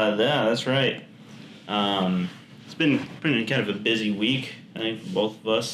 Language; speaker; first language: English; native; English